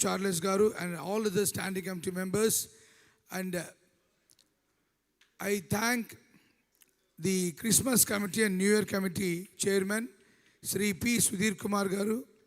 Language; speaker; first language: English; non-native, local second language; Telugu